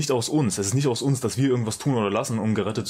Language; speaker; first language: German; native; German